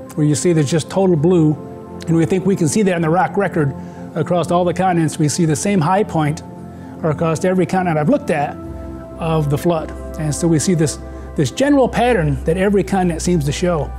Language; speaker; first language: English; native; English